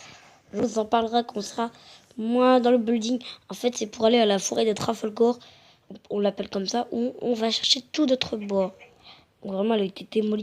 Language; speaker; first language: French; native; French